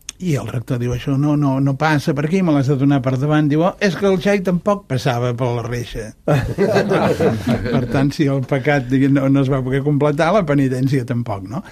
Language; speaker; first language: Catalan; native; Catalan